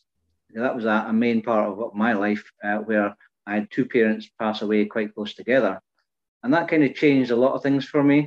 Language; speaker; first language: English; native; English